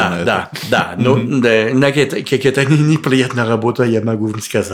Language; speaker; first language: Russian; non-native, learner; French